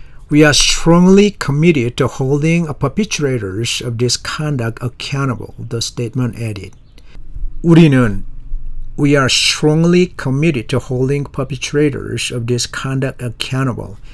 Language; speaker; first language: English; non-native, fluent; Korean